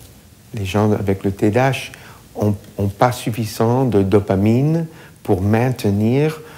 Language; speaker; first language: French; non-native, fluent; English